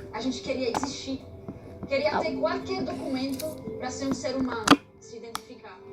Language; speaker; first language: Portuguese; non-native, fluent; Arabic